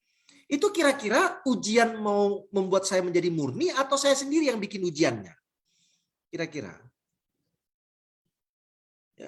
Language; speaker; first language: Indonesian; native; Indonesian